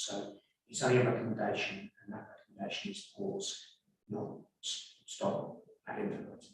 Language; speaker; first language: English; native; English